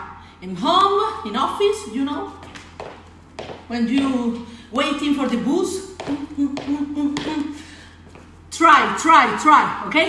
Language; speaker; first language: English; non-native, learner; Spanish